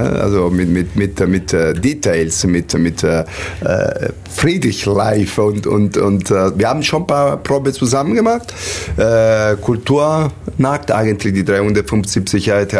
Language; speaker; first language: German; non-native, learner; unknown